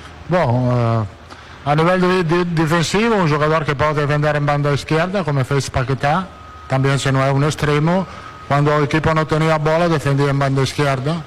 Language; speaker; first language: Portuguese; non-native, learner; Italian